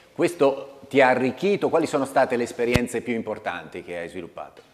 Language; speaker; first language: Italian; native; Italian